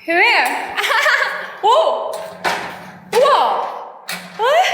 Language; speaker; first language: English; non-native, learner; Thai